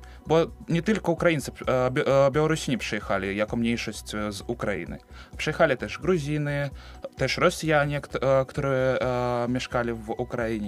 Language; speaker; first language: Ukrainian; non-native, learner; Belarusian